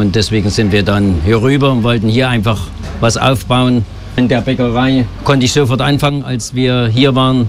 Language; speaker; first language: German; native; German